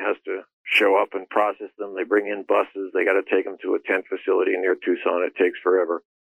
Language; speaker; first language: English; native; English